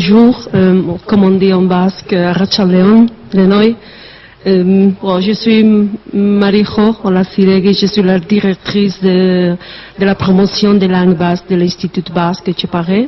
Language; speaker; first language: French; non-native, learner; Basque